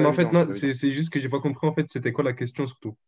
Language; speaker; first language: French; native; French